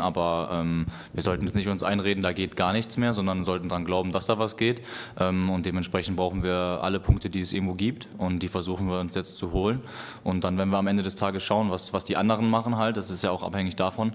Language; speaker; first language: German; native; German